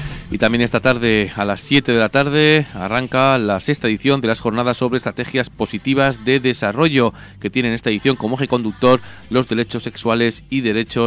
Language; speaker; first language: Spanish; native; Spanish